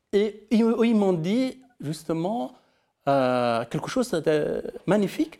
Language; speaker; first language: French; non-native, fluent; Persian